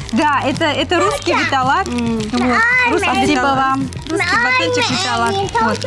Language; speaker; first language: Russian; native; Russian